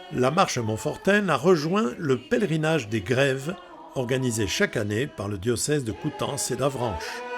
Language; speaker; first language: French; native; French